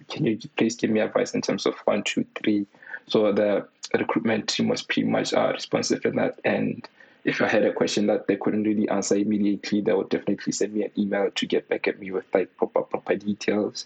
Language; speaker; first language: English; non-native, local second language; Tswana